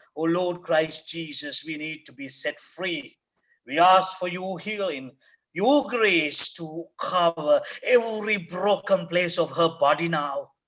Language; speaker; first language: English; non-native, local second language; Sinhala